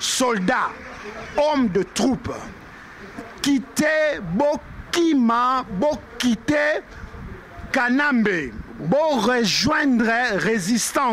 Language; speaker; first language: French; non-native, local second language; Lingala